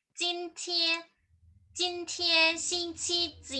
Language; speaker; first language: Chinese; non-native, fluent; Thai